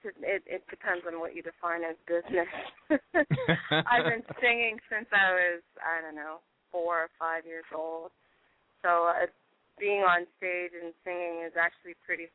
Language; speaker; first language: English; early bilingual, other home language; French